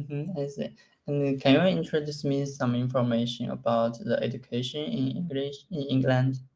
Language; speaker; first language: English; non-native, learner; Chinese